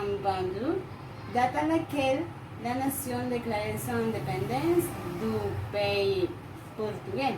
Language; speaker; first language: French; non-native, learner; Spanish